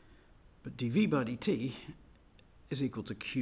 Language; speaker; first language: English; native; English